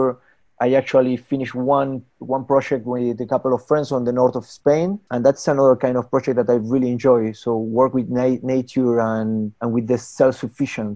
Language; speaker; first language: English; non-native, learner; Spanish